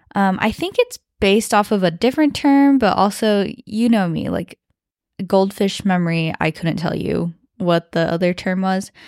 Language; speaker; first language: English; early bilingual, other home language; Chinese